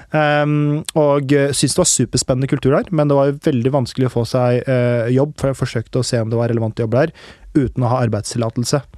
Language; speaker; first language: Norwegian; early bilingual, other home language; Urdu